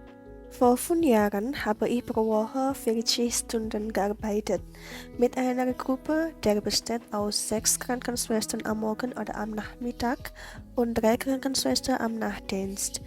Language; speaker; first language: German; non-native, learner; Indonesian